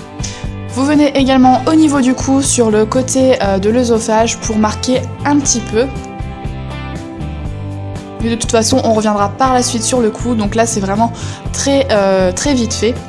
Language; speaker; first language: French; native; French